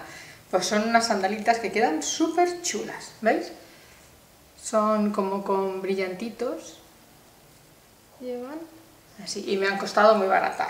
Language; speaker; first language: Spanish; native; Spanish